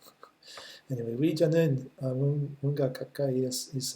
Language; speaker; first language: Korean; non-native, learner; English